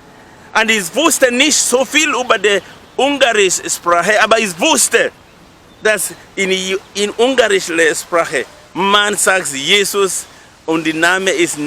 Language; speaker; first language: German; non-native, learner; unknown